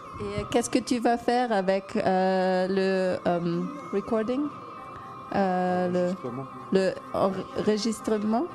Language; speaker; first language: French; non-native, learner; German